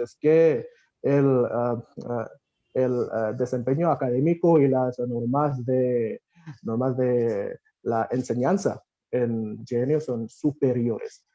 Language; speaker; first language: Spanish; non-native, fluent; Bangla